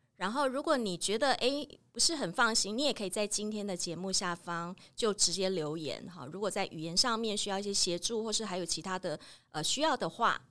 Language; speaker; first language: Chinese; native; Chinese